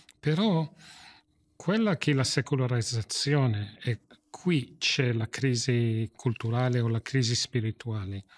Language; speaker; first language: Italian; non-native, fluent; English